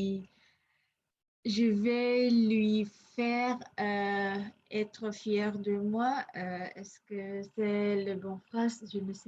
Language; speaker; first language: French; non-native, learner; English